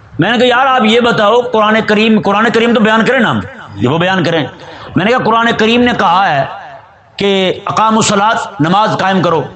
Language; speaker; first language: Urdu; non-native, local second language; Punjabi